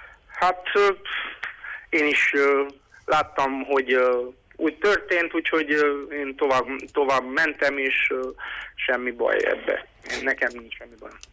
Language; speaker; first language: Hungarian; non-native, local second language; Romanian